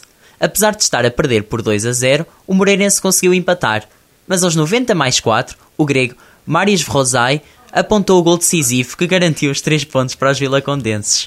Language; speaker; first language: Portuguese; native; Portuguese